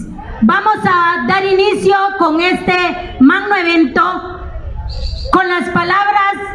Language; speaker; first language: Spanish; native; Spanish